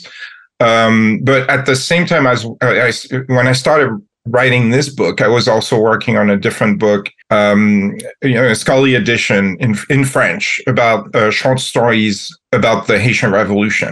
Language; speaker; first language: English; non-native, fluent; French